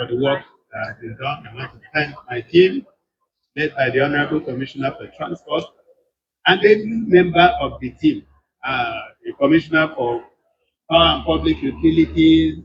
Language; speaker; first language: English; non-native, local second language; Igbo